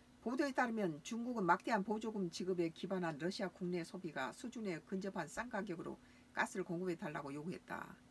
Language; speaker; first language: Korean; native; Korean